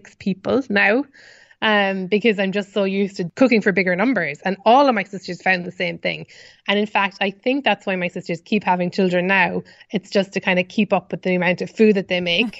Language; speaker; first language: English; native; English